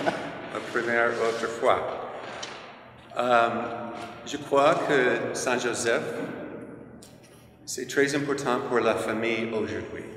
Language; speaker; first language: French; non-native, fluent; English